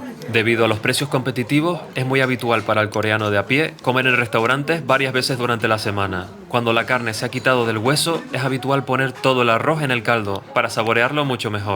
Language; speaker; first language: Spanish; native; Spanish